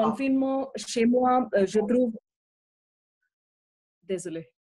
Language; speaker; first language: French; non-native, fluent; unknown